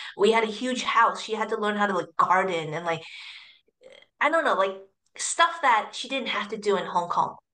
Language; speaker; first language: English; early bilingual, other home language; Cantonese